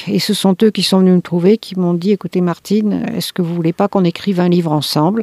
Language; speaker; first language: French; native; French